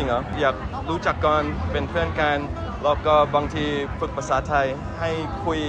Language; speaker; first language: Thai; non-native, fluent; English